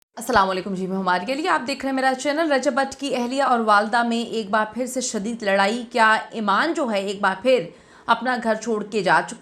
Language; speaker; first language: Urdu; native; Urdu